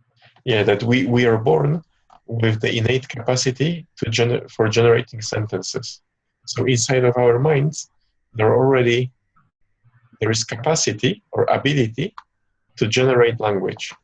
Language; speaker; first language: English; non-native, fluent; Polish